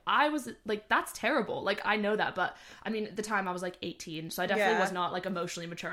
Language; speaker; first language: English; native; English